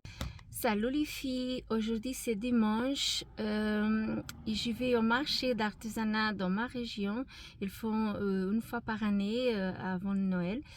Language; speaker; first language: French; non-native, fluent; Portuguese